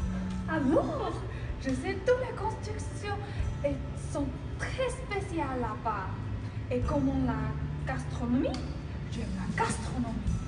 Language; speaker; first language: French; non-native, learner; Chinese